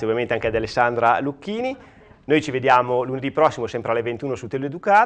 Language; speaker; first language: Italian; native; Italian